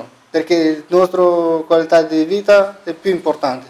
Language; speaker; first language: Italian; non-native, fluent; Romanian